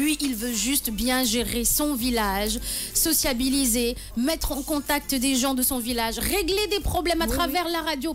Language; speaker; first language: French; non-native, local second language; Wolof